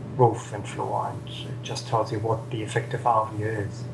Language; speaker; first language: English; non-native, fluent; German